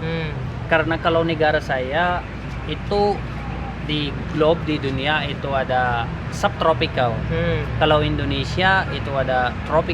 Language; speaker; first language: Indonesian; non-native, learner; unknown